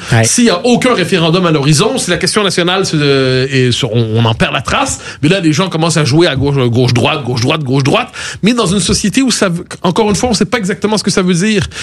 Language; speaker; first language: French; native; French